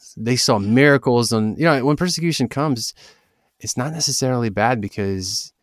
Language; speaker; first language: English; early bilingual, other home language; Ukrainian